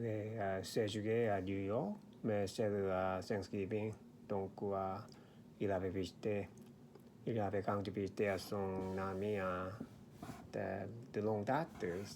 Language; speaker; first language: French; non-native, learner; Korean